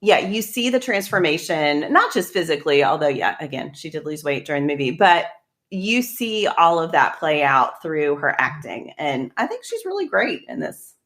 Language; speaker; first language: English; native; English